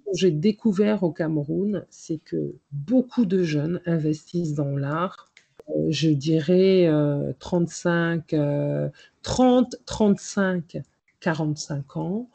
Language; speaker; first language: French; native; French